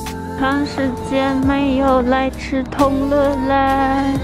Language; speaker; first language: Chinese; native; Chinese